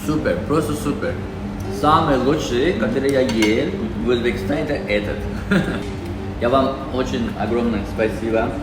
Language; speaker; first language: Russian; non-native, learner; Azerbaijani